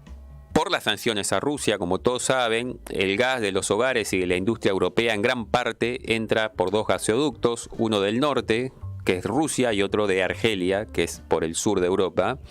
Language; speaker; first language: Spanish; native; Spanish